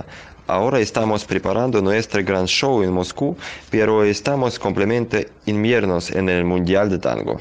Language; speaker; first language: Spanish; non-native, learner; Russian